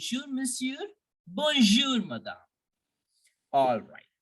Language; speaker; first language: French; non-native, fluent; Hindi